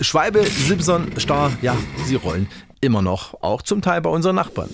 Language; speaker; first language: German; native; German